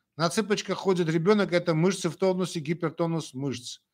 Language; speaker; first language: Russian; non-native, local second language; Armenian